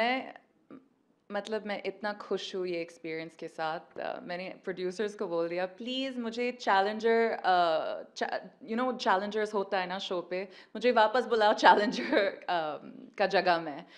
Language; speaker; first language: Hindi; early bilingual, heritage; Hindi